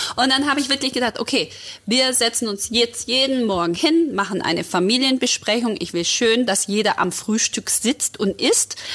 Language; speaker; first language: German; early bilingual, other home language; Croatian